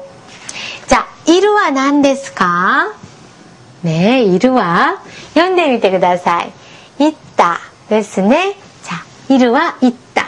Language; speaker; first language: Japanese; non-native, fluent; Korean